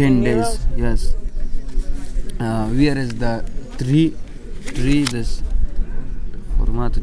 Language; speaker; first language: English; non-native, learner; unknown